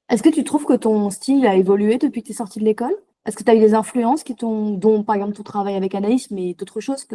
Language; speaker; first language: French; native; French